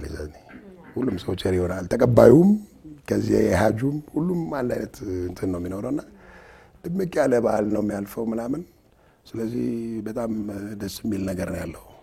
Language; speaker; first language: Amharic; non-native, local second language; Tigrinya